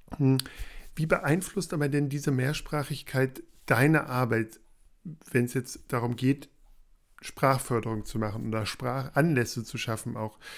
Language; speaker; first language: German; native; German